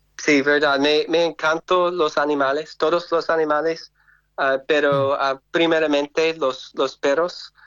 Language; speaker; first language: Spanish; non-native, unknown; English